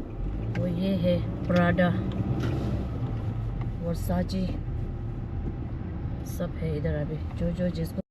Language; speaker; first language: Hindi; non-native, local second language; Tibetan